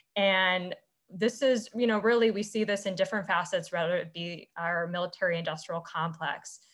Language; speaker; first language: English; native; English